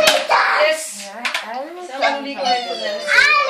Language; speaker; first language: Danish; native; Danish